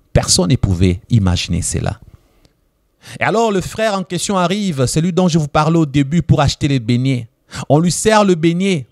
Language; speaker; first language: French; non-native, local second language; Lingala